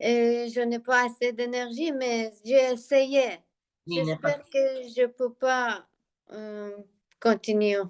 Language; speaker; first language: French; non-native, learner; Persian